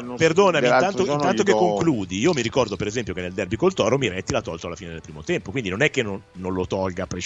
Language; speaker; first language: Italian; native; Italian